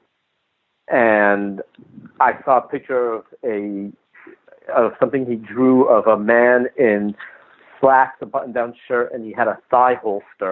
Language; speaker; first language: English; native; English